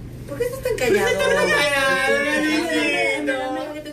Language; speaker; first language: Spanish; native; Spanish